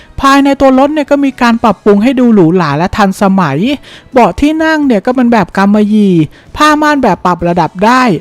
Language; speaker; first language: Thai; native; Thai